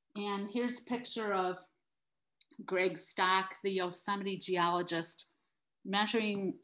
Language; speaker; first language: English; native; English